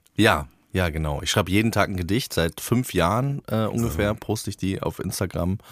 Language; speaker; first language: German; native; German